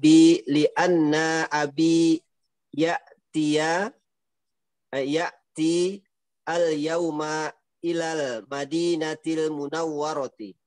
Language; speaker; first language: Arabic; non-native, learner; Indonesian